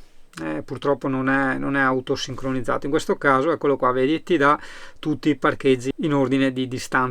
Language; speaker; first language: Italian; native; Italian